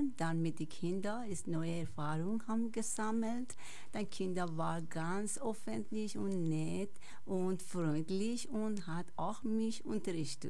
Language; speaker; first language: German; non-native, local second language; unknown